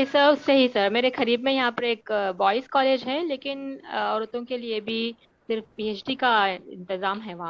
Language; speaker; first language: Hindi; native; Hindi